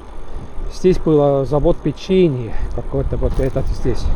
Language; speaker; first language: Russian; non-native, local second language; Estonian